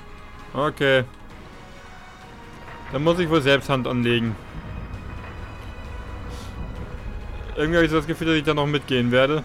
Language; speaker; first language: German; native; German